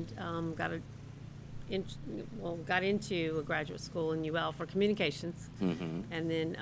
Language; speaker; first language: English; native; English